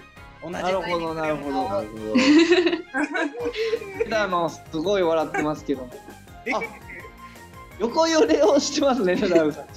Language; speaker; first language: Japanese; native; Japanese